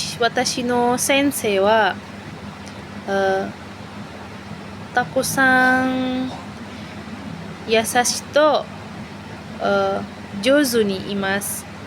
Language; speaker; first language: Japanese; non-native, learner; Indonesian